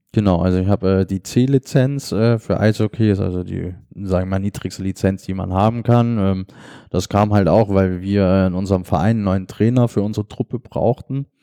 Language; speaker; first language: German; native; German